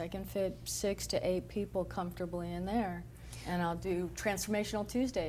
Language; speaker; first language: English; native; English